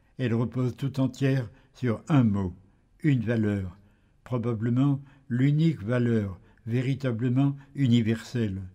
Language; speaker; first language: French; native; French